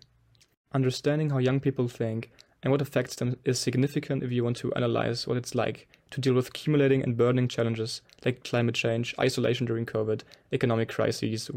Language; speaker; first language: English; non-native, fluent; German